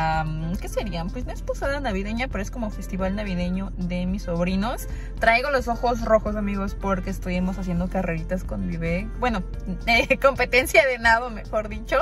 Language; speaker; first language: Spanish; native; Spanish